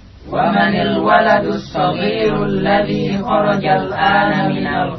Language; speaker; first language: Arabic; non-native, learner; Indonesian